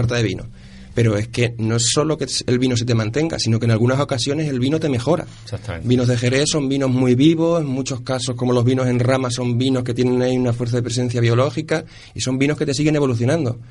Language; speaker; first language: Spanish; native; Spanish